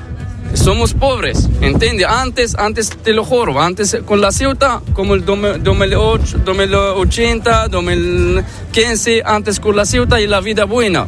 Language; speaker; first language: Spanish; non-native, learner; Arabic